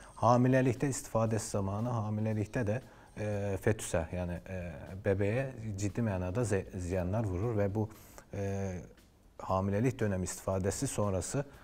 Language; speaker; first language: Turkish; non-native, fluent; Azerbaijani